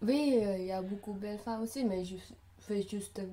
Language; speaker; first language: French; non-native, learner; Khmer